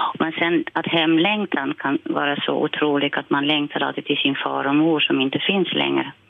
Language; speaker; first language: Swedish; non-native, fluent; Dutch